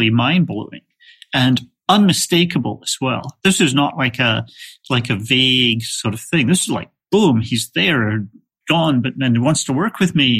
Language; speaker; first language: English; native; English